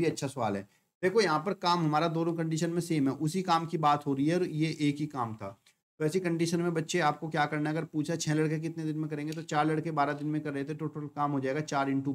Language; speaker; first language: Hindi; native; Hindi